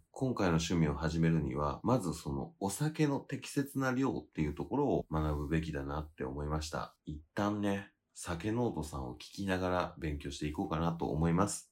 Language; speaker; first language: Japanese; native; Japanese